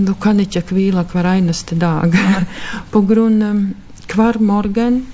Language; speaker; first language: Norwegian; non-native, fluent; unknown